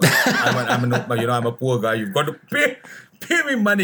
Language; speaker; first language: English; non-native, local second language; Hindi